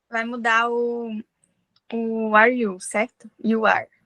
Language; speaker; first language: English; non-native, learner; Portuguese